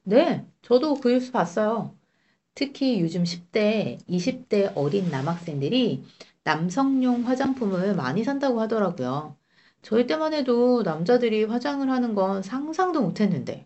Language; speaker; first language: Korean; native; Korean